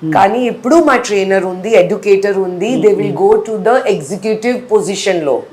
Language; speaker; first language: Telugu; non-native, learner; Hindi